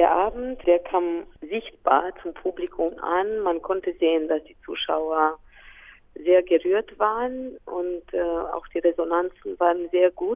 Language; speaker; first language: German; non-native, local second language; Romanian